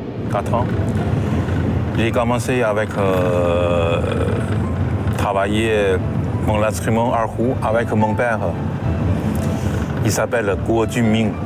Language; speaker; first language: French; non-native, learner; Chinese